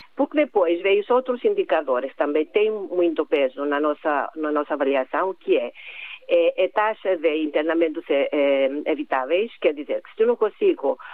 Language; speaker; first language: Portuguese; non-native, fluent; Greek